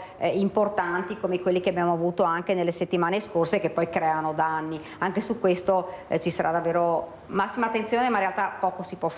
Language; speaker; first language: Italian; native; Italian